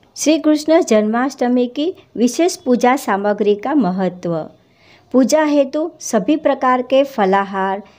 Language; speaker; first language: Hindi; non-native, local second language; Gujarati